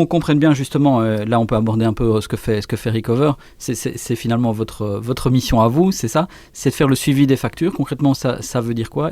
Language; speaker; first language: French; native; French